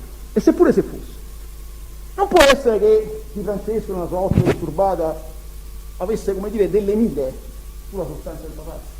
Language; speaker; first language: Italian; native; Italian